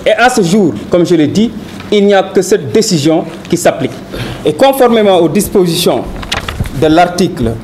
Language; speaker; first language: French; non-native, local second language; Wolof